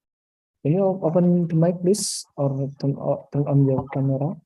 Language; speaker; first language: English; non-native, learner; Indonesian